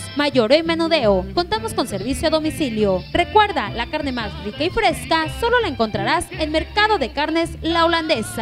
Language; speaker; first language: Spanish; native; Spanish